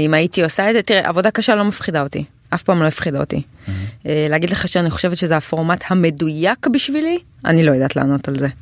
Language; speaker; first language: Hebrew; native; Hebrew